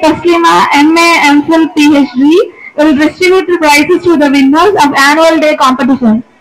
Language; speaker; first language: English; non-native, local second language; Tamil